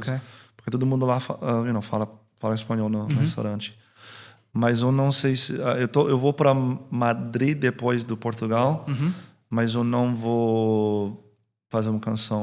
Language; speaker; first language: Portuguese; early bilingual, heritage; English